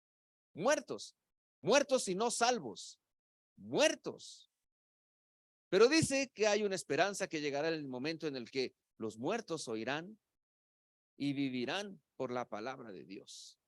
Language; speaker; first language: Spanish; native; Spanish